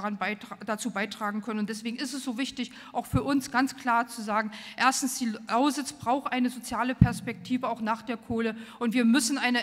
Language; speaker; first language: German; native; German